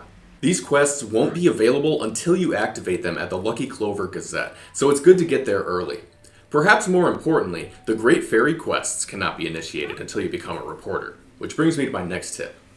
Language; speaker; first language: English; native; English